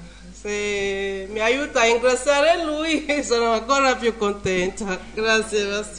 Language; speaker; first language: Italian; non-native, learner; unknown